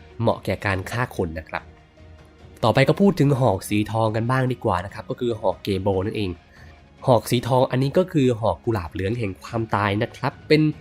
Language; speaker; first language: Thai; native; Thai